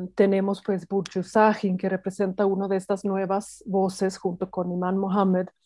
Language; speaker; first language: Spanish; non-native, fluent; Swedish